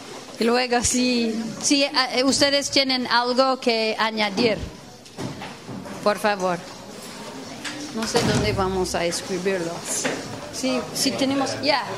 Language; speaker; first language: Spanish; non-native, fluent; English